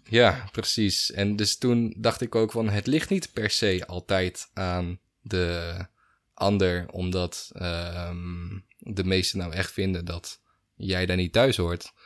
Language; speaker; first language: Dutch; native; Dutch